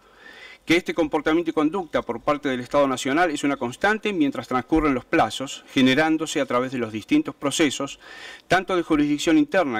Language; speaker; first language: Spanish; native; Spanish